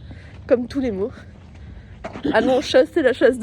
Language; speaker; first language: French; native; French